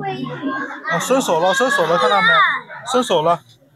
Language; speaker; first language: Chinese; native; Chinese